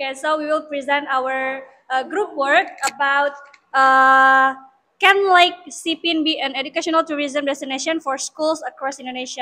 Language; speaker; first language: English; non-native, learner; Indonesian